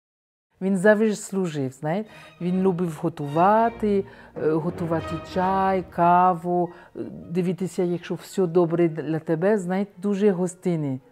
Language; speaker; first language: Ukrainian; non-native, fluent; French